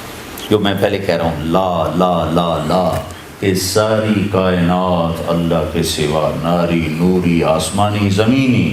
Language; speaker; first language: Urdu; non-native, local second language; Punjabi